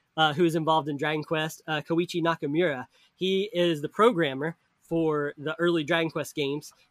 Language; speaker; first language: English; native; English